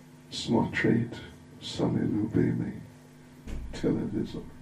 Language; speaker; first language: Russian; non-native, learner; English